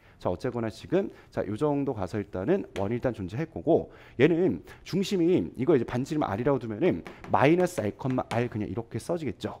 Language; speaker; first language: Korean; native; Korean